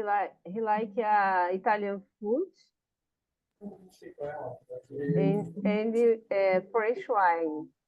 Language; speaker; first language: English; non-native, learner; Portuguese